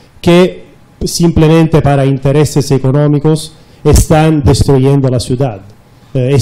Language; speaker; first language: Spanish; non-native, fluent; Italian